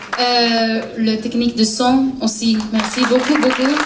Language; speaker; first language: French; non-native, learner; Hebrew